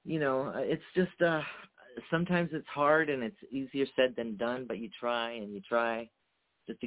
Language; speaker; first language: English; early bilingual, other home language; Japanese